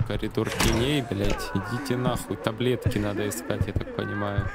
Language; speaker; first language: Russian; native; Russian